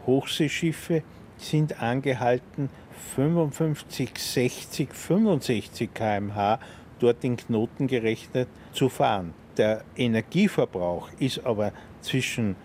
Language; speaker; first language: German; native; German